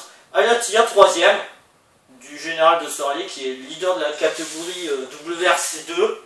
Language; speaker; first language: French; native; French